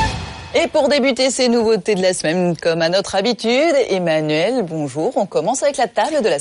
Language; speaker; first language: French; native; French